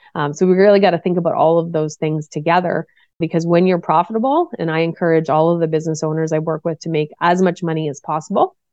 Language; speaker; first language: English; native; English